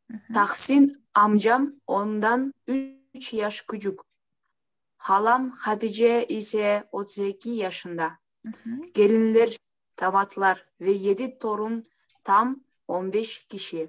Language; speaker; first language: Turkish; non-native, learner; Kyrgyz